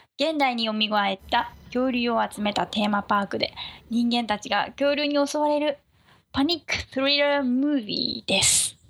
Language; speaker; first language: Japanese; native; Japanese